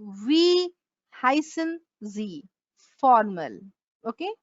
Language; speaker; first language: German; non-native, fluent; Bangla